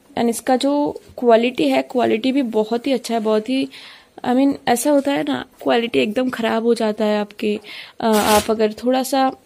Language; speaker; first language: Hindi; non-native, local second language; Bangla